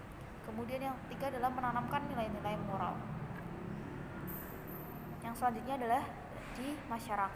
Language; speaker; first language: Indonesian; native; Indonesian